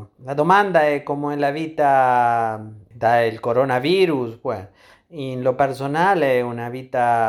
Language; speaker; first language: Italian; non-native, learner; Spanish